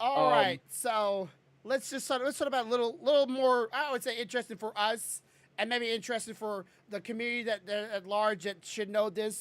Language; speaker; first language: English; native; English